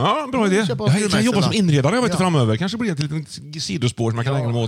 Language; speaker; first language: Swedish; native; Swedish